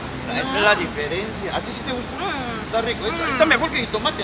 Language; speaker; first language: Spanish; non-native, fluent; Korean